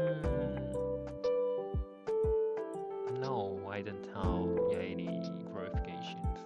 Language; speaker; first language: English; non-native, learner; Japanese